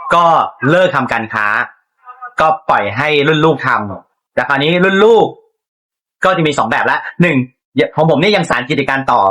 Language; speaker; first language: Thai; native; Thai